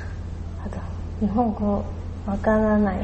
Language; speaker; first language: Japanese; non-native, learner; Chinese